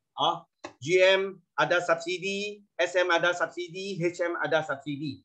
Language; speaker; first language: Malay; non-native, local second language; Chinese